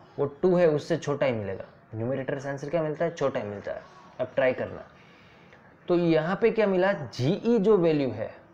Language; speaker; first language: Hindi; non-native, local second language; Gujarati